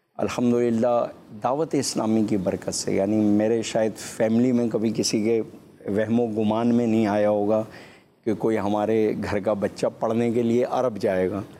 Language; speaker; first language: Urdu; non-native, local second language; Memoni